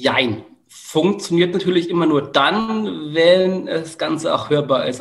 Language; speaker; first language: German; native; German